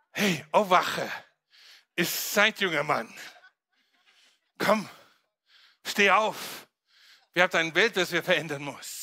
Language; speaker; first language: German; non-native, fluent; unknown